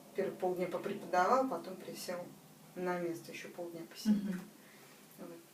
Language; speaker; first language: Russian; native; Russian